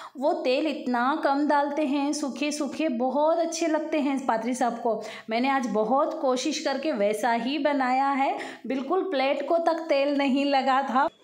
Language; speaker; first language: Hindi; native; Hindi